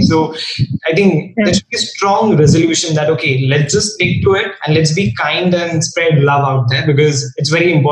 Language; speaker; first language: English; non-native, local second language; Hindi